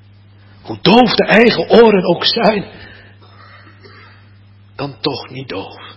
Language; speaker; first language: Dutch; native; Dutch